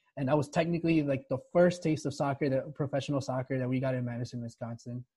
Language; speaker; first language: English; early bilingual, other home language; Spanish